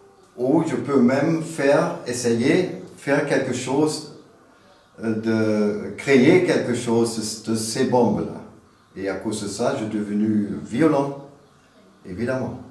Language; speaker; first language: French; non-native, fluent; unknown